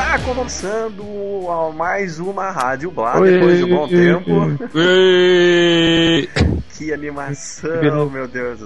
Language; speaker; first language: Portuguese; native; Portuguese